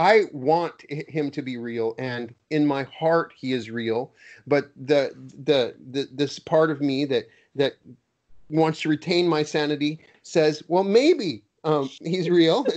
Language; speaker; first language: English; native; English